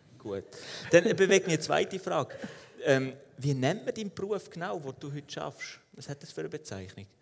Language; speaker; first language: German; native; German